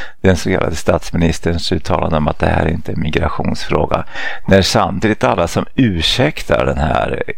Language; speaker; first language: Swedish; early bilingual, other home language; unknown